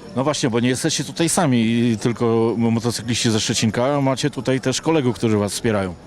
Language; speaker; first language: Polish; native; Polish